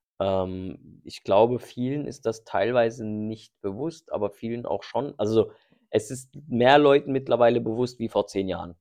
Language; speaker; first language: German; early bilingual, other home language; Turkish